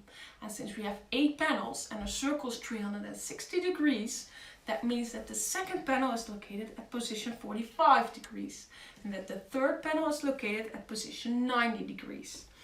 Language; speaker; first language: English; non-native, fluent; Dutch